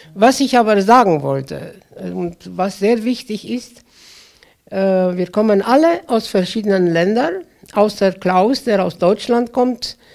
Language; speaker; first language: German; non-native, fluent; Romanian